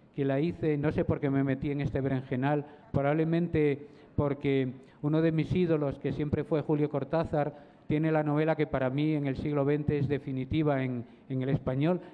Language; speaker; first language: Spanish; native; Spanish